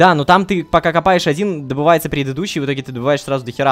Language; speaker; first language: Russian; native; Russian